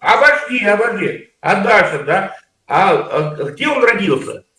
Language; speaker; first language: Russian; native; Russian